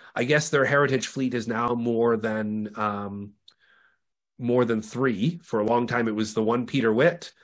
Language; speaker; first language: English; native; English